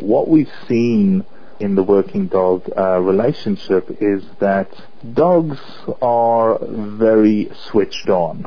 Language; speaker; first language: English; native; English